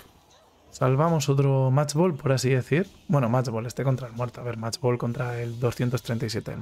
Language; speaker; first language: Spanish; native; Spanish